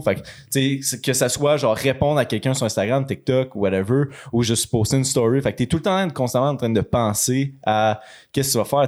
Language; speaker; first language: French; native; French